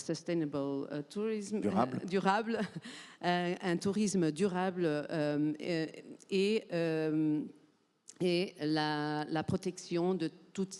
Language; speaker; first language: French; non-native, fluent; Portuguese